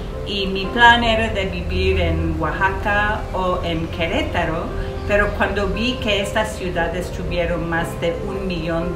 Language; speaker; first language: Spanish; early bilingual, heritage; English